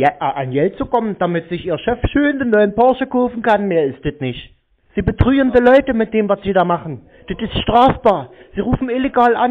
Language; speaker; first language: German; native; German